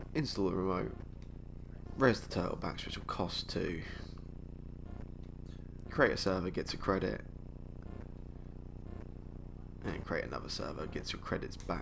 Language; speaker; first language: English; native; English